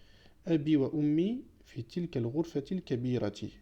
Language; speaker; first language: Arabic; non-native, fluent; French